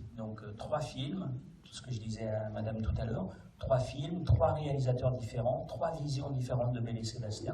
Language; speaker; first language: French; native; French